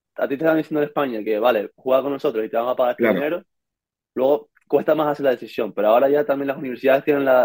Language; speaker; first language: Spanish; native; Spanish